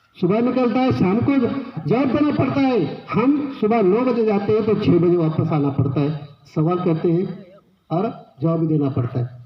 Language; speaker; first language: Hindi; non-native, local second language; Marathi